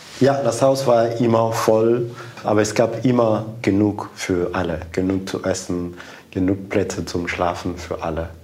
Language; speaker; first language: German; non-native, fluent; Lingala